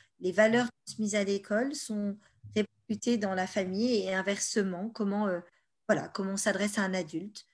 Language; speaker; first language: French; native; French